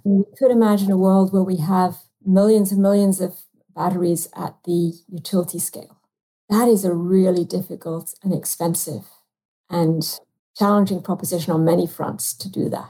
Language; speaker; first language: English; native; English